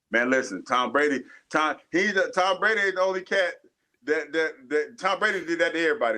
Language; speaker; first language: English; native; English